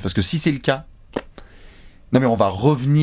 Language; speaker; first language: French; native; French